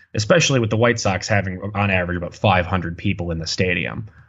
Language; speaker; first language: English; native; English